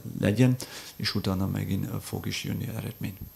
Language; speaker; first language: Hungarian; non-native, fluent; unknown